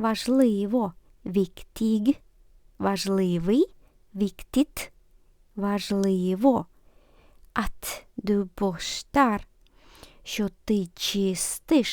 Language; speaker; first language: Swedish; non-native, fluent; Ukrainian